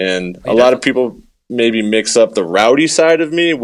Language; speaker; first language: English; native; English